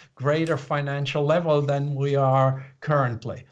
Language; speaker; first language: English; non-native, fluent; Swiss German